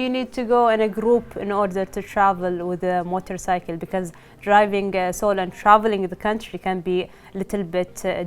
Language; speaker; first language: English; non-native, fluent; Arabic